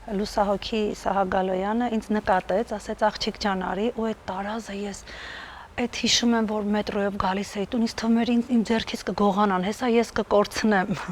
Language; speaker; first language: Armenian; native; Armenian